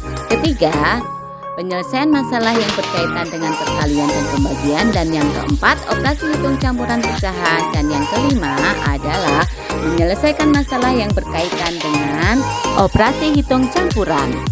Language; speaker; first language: Indonesian; native; Indonesian